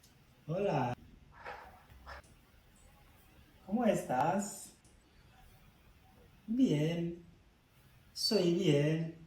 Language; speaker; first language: Spanish; non-native, fluent; Fula